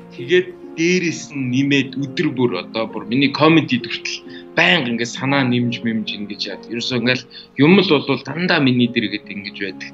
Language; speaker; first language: Mongolian; native; Mongolian